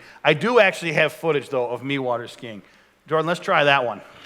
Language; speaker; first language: English; native; English